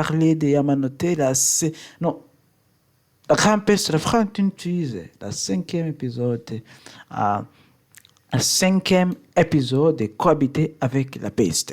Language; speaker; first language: French; non-native, learner; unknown